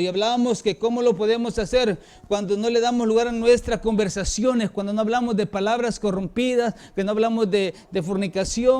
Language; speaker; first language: Spanish; native; Spanish